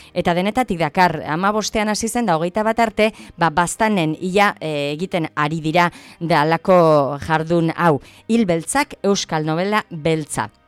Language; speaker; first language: Basque; native; Basque